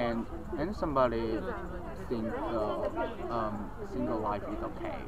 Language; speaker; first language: English; non-native, learner; Chinese